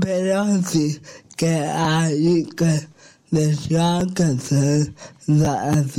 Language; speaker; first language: Catalan; non-native, local second language; Spanish